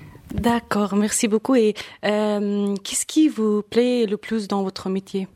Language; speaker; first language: French; non-native, fluent; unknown